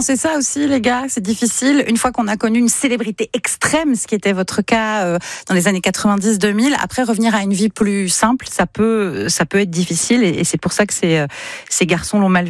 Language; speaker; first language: French; native; French